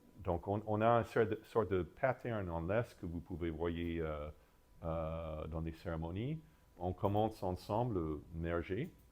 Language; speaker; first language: French; non-native, fluent; English